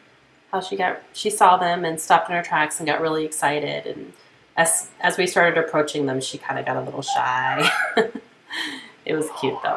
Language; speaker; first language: English; native; English